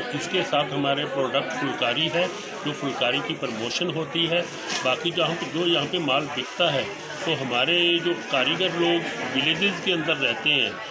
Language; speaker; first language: Hindi; native; Hindi